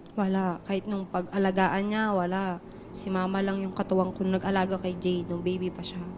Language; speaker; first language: Filipino; native; Filipino